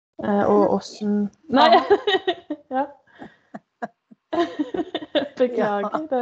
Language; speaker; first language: Norwegian; native; Norwegian